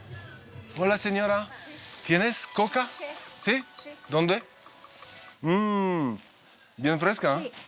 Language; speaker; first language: Spanish; non-native, learner; French